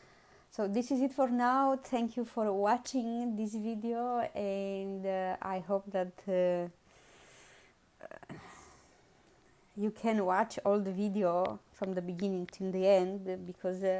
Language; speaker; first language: English; non-native, learner; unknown